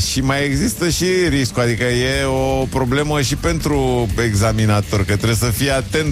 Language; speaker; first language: Romanian; native; Romanian